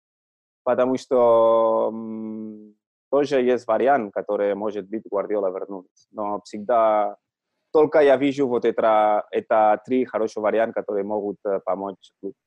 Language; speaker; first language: Russian; non-native, learner; Catalan